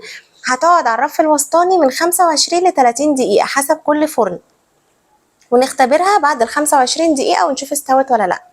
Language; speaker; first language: Arabic; native; Arabic